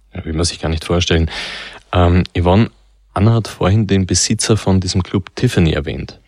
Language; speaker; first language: German; native; German